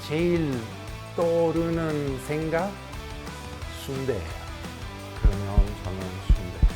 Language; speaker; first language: Korean; non-native, learner; Italian